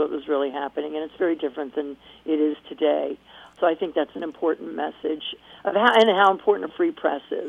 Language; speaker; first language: English; native; English